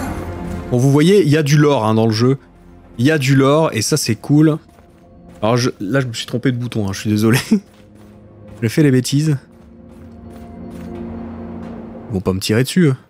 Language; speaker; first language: French; native; French